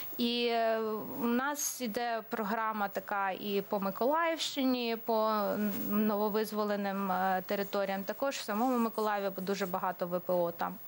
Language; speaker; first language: Ukrainian; native; Ukrainian